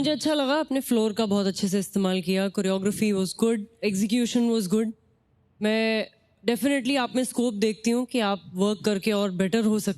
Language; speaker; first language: Hindi; native; Hindi